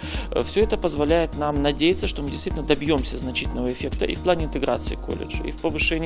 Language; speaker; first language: Russian; native; Russian